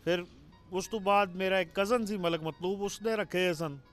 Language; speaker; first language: Urdu; non-native, local second language; Punjabi